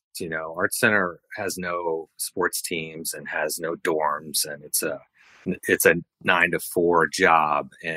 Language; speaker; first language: English; native; English